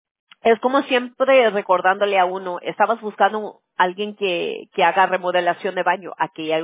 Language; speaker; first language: Spanish; early bilingual, other home language; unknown